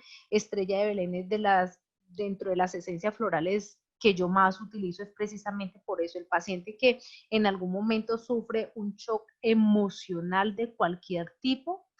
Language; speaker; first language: Spanish; native; Spanish